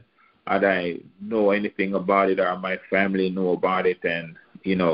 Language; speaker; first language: English; non-native, local second language; Jamaican Creole English